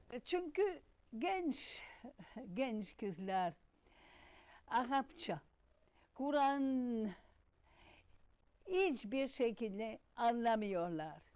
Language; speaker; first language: Turkish; non-native, learner; French